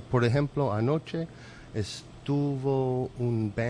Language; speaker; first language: Spanish; non-native, learner; English